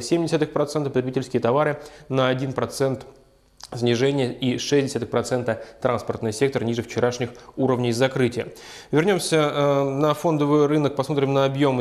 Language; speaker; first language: Russian; native; Russian